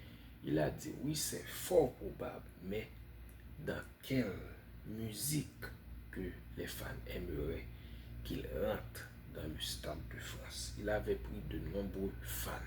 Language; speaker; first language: French; non-native, fluent; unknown